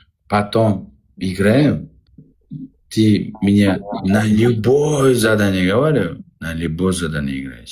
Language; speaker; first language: Russian; non-native, local second language; Uzbek